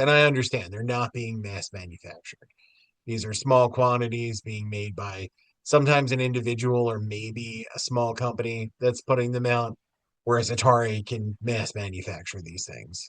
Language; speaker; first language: English; native; English